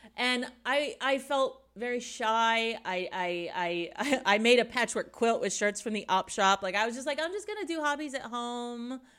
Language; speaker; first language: English; native; English